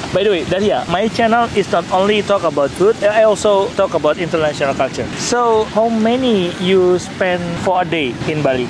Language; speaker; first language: English; non-native, learner; Indonesian